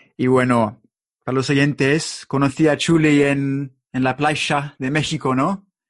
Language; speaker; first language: Spanish; non-native, learner; English